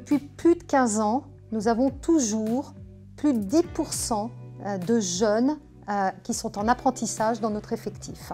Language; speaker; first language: French; native; French